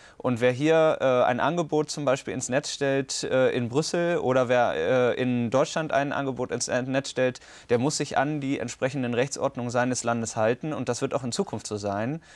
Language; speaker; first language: German; native; German